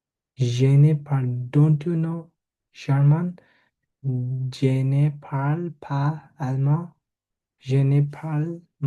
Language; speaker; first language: French; non-native, learner; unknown